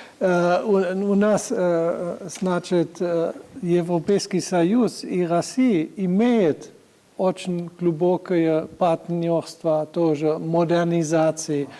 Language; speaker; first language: Russian; non-native, learner; German